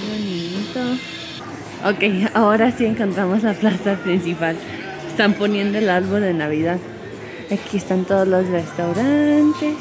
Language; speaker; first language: Spanish; non-native, fluent; English